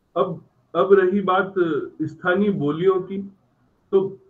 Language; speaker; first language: Hindi; native; Hindi